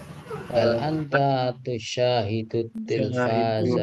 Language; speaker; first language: Arabic; non-native, learner; Indonesian